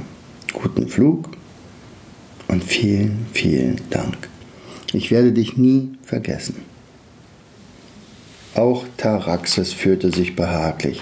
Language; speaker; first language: German; native; German